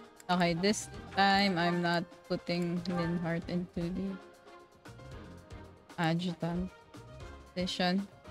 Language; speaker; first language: English; non-native, local second language; Filipino